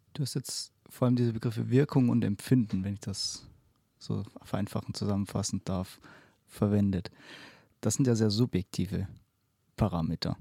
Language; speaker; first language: German; native; German